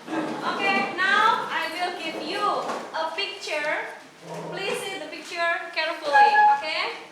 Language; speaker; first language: English; non-native, fluent; Indonesian